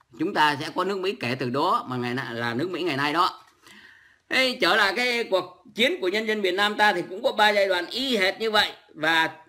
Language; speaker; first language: Vietnamese; native; Vietnamese